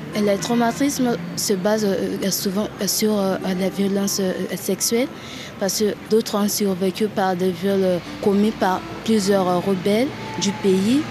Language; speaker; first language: French; non-native, local second language; Sango